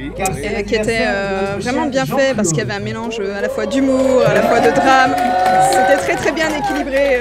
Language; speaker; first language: French; native; French